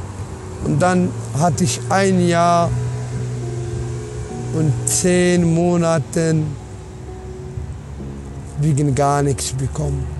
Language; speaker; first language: German; non-native, learner; Arabic